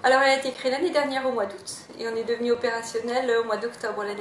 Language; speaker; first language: French; native; French